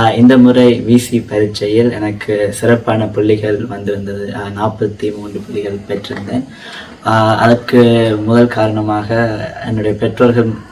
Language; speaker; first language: Tamil; early bilingual, heritage; Tamil